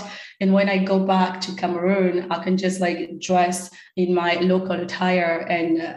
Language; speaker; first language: English; non-native, fluent; French